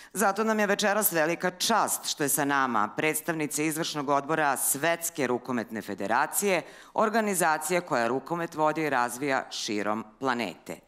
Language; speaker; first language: Serbian; native; Serbian